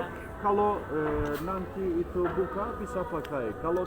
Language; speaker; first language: Indonesian; non-native, fluent; Turkish